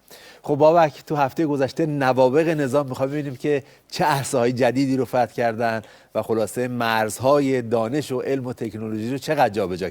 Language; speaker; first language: Persian; native; Persian